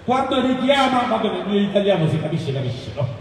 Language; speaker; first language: Italian; non-native, learner; Bangla